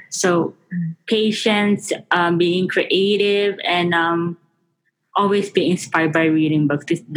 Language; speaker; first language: English; non-native, local second language; Filipino